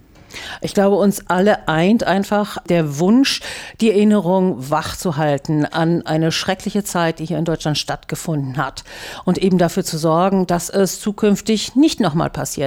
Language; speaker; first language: German; native; German